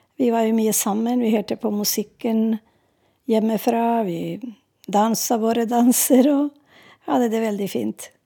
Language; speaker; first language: Norwegian; non-native, fluent; Serbian